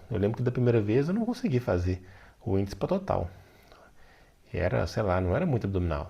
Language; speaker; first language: Portuguese; native; Portuguese